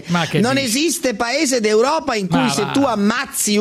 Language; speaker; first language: Italian; native; Italian